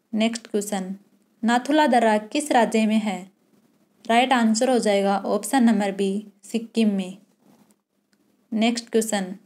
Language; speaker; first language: Hindi; native; Hindi